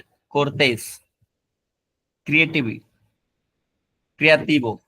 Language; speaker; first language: Spanish; non-native, learner; Hindi